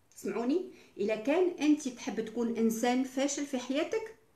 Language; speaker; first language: French; non-native, local second language; Arabic